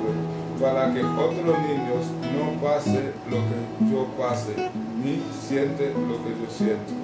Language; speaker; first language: Spanish; non-native, local second language; Haitian Creole